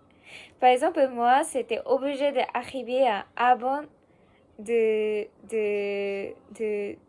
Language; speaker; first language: French; non-native, learner; Japanese